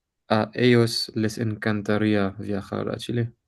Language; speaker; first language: Spanish; non-native, learner; English